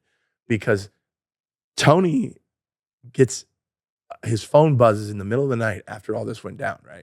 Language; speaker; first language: English; native; English